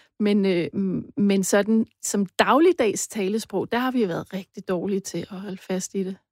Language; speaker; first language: Danish; native; Danish